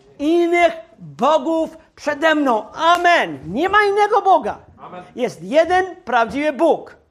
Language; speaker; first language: Polish; non-native, fluent; English